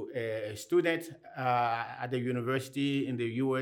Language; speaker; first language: English; non-native, fluent; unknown